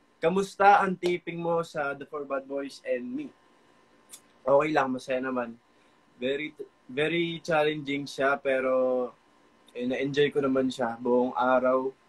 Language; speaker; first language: Filipino; non-native, local second language; Pampanga